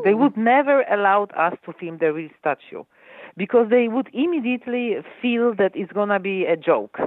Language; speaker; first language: English; non-native, fluent; Polish